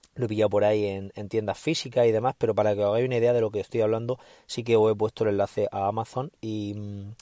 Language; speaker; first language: Spanish; native; Spanish